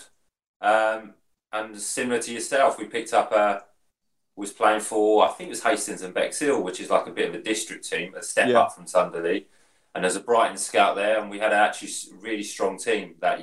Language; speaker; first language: English; native; English